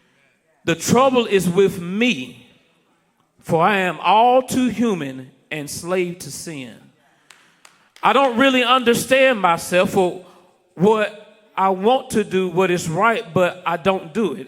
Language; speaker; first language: English; native; English